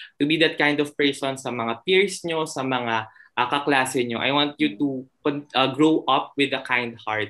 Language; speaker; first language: Filipino; non-native, local second language; Cebuano